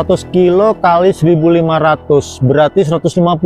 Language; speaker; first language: Indonesian; native; Indonesian